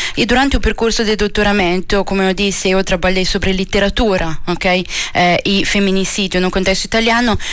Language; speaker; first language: Portuguese; non-native, fluent; Italian